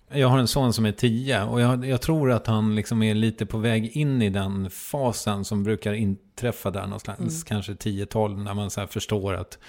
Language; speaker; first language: Swedish; native; Swedish